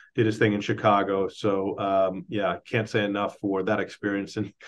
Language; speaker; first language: English; native; English